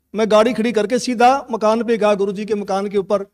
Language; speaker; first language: Hindi; native; Hindi